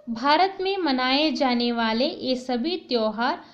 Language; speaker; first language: Hindi; non-native, local second language; Kannada